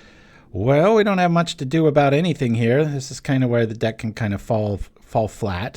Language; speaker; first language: English; native; English